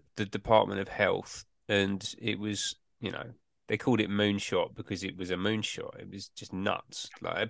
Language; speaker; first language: English; native; English